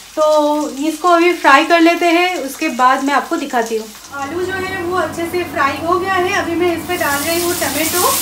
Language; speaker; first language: Hindi; non-native, local second language; Bangla